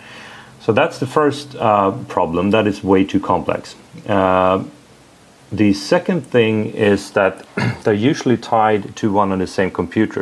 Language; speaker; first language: English; non-native, fluent; Swedish